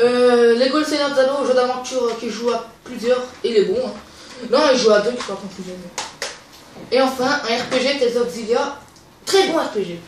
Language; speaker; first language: French; native; French